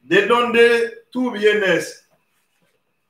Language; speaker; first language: Spanish; non-native, learner; Haitian Creole